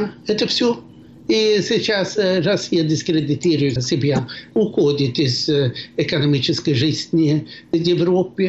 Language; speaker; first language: Russian; non-native, fluent; Swedish